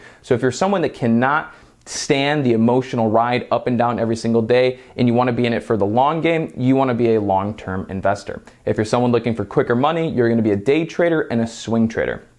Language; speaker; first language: English; native; English